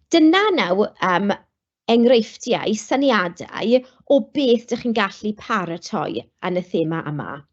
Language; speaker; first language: Welsh; non-native, local second language; English